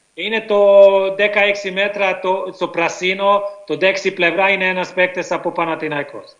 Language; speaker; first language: Greek; non-native, learner; Hungarian